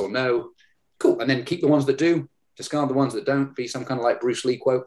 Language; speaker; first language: English; native; English